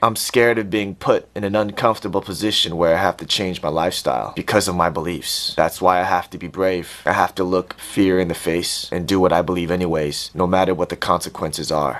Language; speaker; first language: English; early bilingual, other home language; Chinese